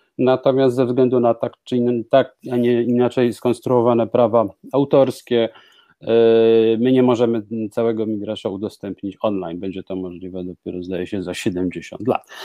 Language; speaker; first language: Polish; native; Polish